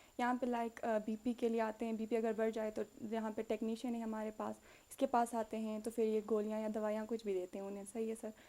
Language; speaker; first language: Urdu; non-native, local second language; Khowar